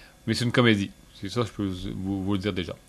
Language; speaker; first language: French; native; French